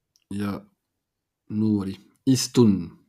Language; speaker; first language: Arabic; non-native, fluent; French